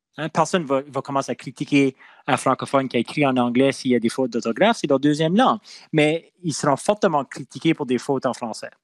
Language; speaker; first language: French; non-native, local second language; English